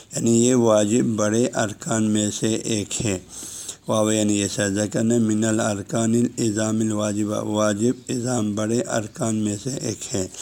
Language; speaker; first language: Urdu; non-native, local second language; Balti